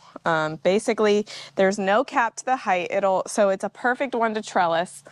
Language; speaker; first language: English; native; English